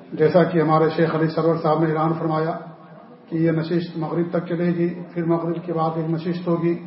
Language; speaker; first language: Urdu; native; Urdu